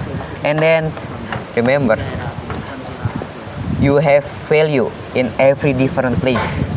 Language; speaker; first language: English; non-native, learner; Indonesian